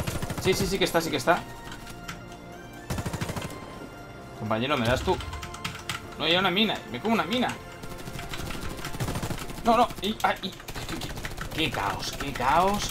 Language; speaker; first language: Spanish; native; Spanish